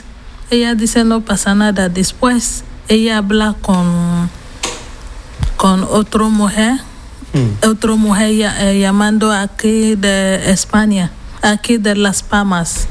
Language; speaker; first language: Spanish; non-native, learner; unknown